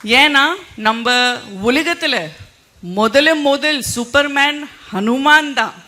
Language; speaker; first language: Tamil; non-native, fluent; Gujarati